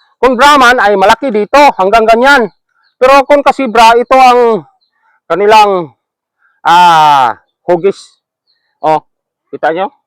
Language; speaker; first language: Filipino; non-native, local second language; Cebuano